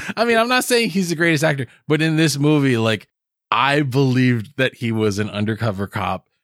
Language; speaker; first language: English; native; English